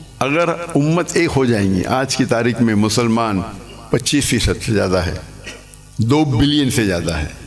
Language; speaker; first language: Urdu; non-native, local second language; English